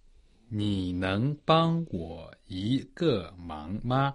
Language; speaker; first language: Chinese; non-native, learner; Portuguese